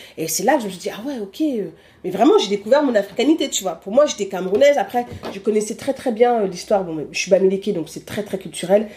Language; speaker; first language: French; early bilingual, other home language; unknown